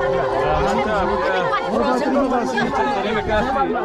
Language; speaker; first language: Indonesian; non-native, learner; English